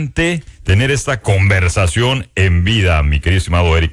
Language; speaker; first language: Spanish; native; Spanish